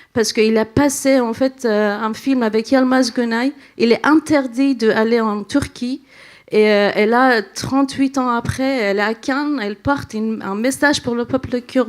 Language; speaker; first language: French; non-native, fluent; Central Kurdish